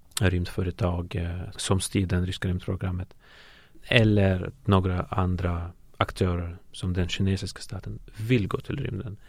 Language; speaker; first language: Swedish; non-native, fluent; Russian